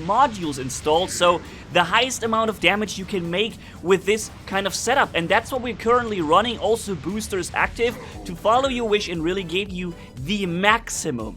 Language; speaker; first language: English; non-native, fluent; German